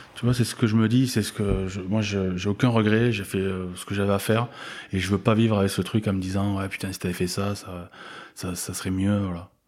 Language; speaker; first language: French; native; French